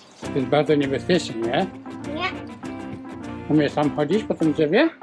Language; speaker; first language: Polish; native; Polish